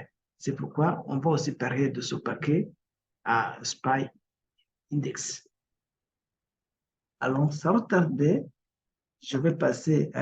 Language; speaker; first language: French; non-native, local second language; Kinyarwanda